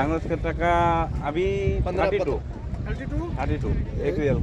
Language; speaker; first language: Hindi; non-native, learner; Bangla